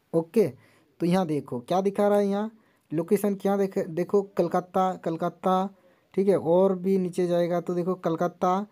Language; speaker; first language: Hindi; non-native, local second language; Bangla